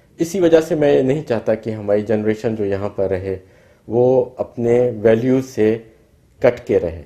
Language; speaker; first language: Urdu; non-native, local second language; Baluchi